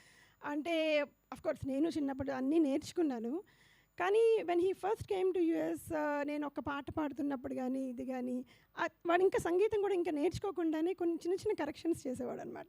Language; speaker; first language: Telugu; native; Telugu